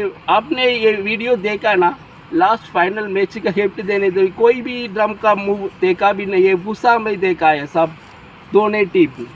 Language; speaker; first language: Hindi; non-native, local second language; Tamil